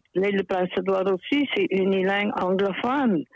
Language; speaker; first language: French; native; French